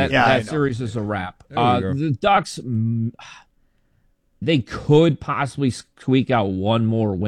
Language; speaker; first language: English; native; English